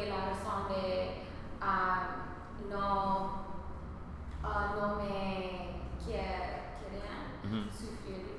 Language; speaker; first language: Spanish; early bilingual, heritage; Spanish